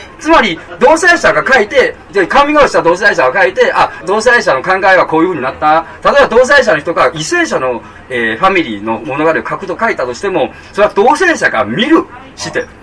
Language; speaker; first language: Japanese; non-native, fluent; Chinese